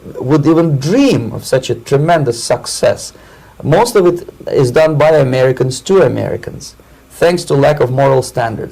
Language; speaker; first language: English; non-native, fluent; Russian